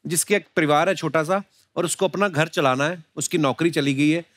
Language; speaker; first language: Hindi; native; Hindi